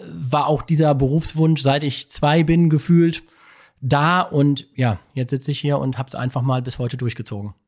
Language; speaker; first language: German; native; German